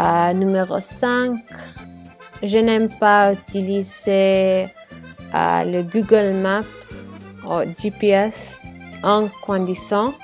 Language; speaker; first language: French; non-native, learner; Arabic